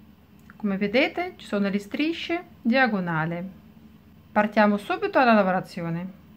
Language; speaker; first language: Italian; non-native, fluent; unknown